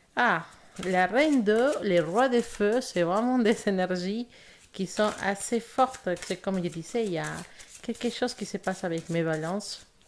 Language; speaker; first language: French; non-native, fluent; Spanish